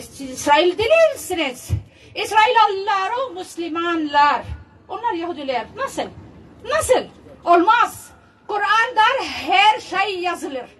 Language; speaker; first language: Turkish; non-native, learner; Arabic